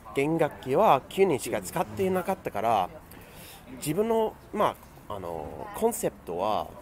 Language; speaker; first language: Japanese; non-native, fluent; English